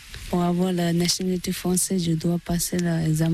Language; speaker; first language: French; non-native, learner; Tibetan